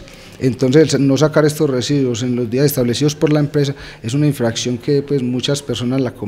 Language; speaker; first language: Spanish; native; Spanish